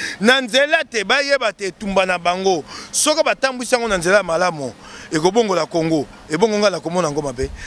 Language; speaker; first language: Lingala; non-native, local second language; Luba-Lulua